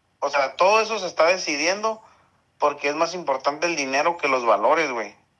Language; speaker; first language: Spanish; early bilingual, heritage; Spanish